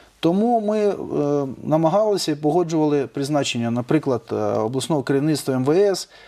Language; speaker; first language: Ukrainian; non-native, local second language; Russian